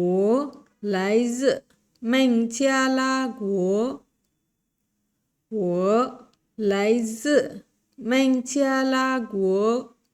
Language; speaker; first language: Chinese; non-native, learner; Bangla